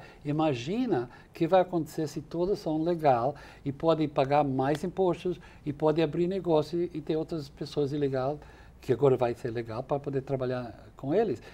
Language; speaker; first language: Portuguese; non-native, fluent; English